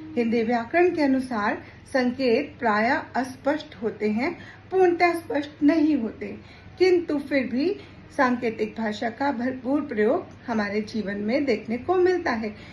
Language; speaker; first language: Hindi; native; Hindi